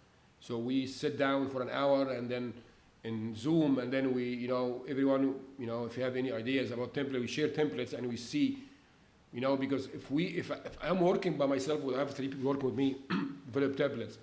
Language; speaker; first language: English; non-native, fluent; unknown